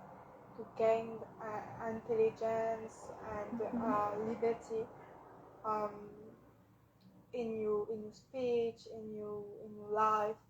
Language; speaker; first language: English; non-native, learner; French